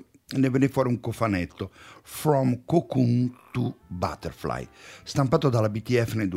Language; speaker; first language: Italian; native; Italian